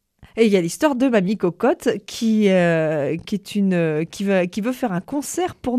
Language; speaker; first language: French; native; French